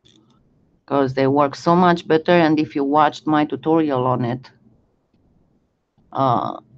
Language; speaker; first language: English; non-native, fluent; French